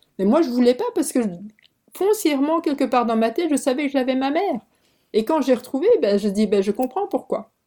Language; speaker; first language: French; early bilingual, other home language; Korean